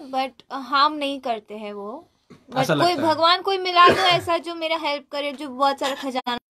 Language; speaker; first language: Hindi; non-native, local second language; Gujarati